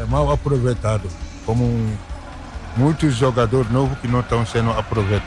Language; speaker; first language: Portuguese; non-native, fluent; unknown